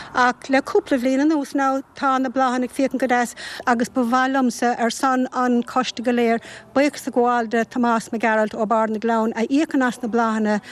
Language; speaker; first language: Irish; native; Irish